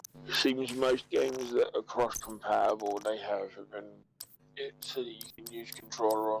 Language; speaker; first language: English; native; English